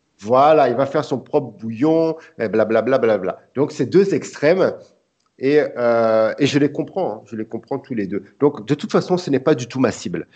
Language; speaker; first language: French; early bilingual, other home language; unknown